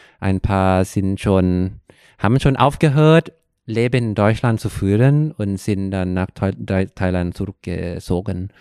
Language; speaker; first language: German; non-native, fluent; Thai